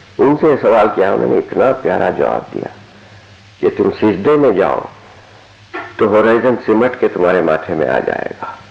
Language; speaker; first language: Urdu; non-native, local second language; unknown